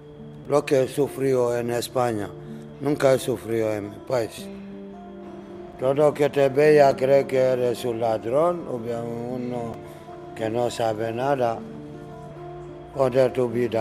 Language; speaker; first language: Spanish; non-native, learner; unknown